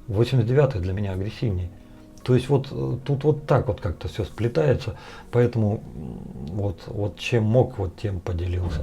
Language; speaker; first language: Russian; native; Russian